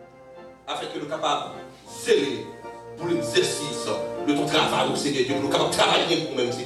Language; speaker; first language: French; non-native, local second language; Haitian Creole